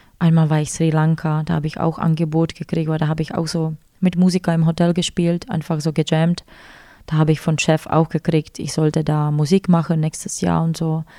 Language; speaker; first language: German; non-native, fluent; Czech